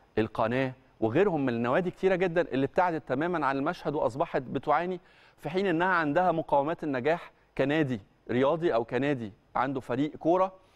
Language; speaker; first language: Arabic; native; Arabic